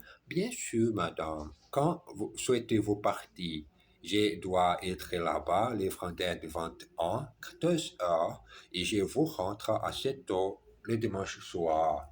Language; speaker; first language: French; non-native, learner; German